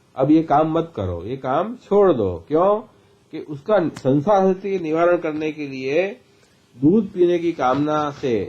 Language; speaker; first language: Hindi; non-native, local second language; Gujarati